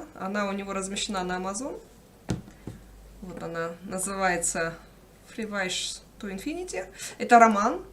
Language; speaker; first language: Russian; native; Russian